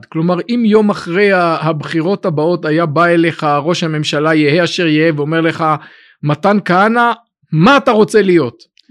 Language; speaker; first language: Hebrew; native; Hebrew